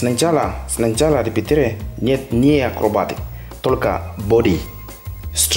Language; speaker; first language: Russian; non-native, learner; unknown